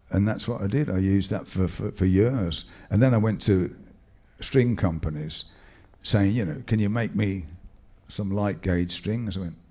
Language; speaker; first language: English; native; English